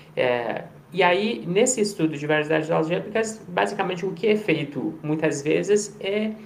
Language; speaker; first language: Portuguese; non-native, fluent; Persian